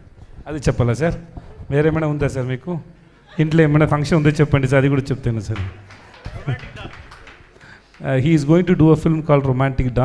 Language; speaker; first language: Telugu; non-native, local second language; Tamil